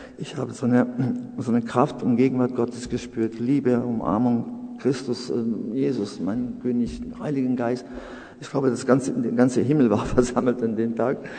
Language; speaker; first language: German; non-native, fluent; Serbian